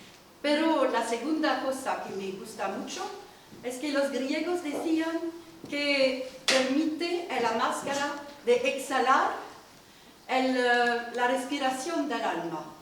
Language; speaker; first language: Spanish; non-native, learner; French